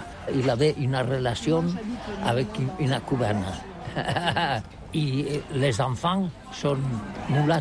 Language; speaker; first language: French; non-native, learner; Catalan